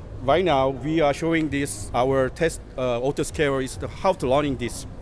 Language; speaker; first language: English; non-native, learner; Korean